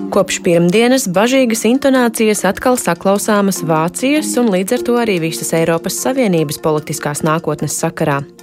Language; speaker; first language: Latvian; native; Latvian